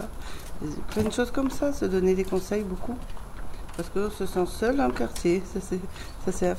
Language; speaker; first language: French; native; French